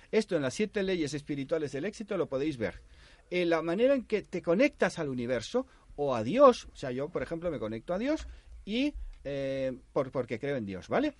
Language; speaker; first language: Spanish; native; Spanish